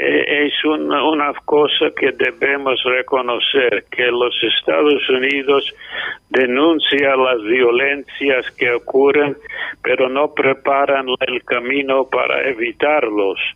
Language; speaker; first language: Spanish; non-native, fluent; English